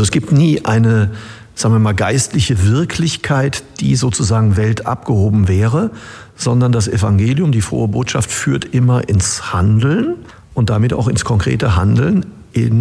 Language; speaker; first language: German; native; German